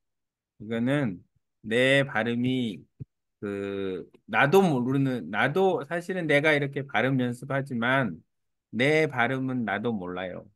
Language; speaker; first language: Korean; native; Korean